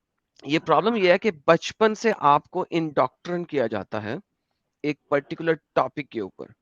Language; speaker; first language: Hindi; native; Hindi